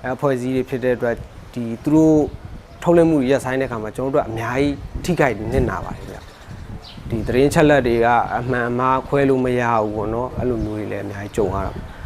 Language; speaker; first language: Burmese; native; Burmese